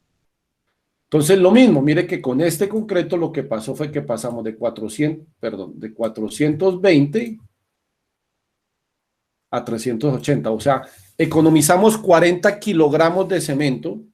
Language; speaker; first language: Spanish; native; Spanish